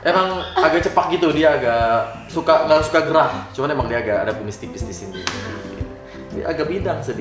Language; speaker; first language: Indonesian; native; Indonesian